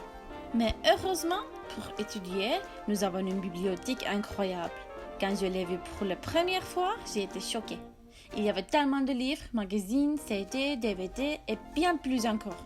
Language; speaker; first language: French; non-native, learner; Turkish